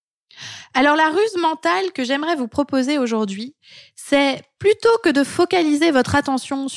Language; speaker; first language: French; native; French